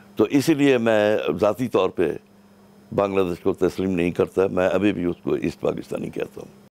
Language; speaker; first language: Urdu; native; Urdu